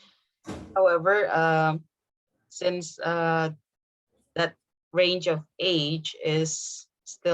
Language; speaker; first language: English; non-native, fluent; Indonesian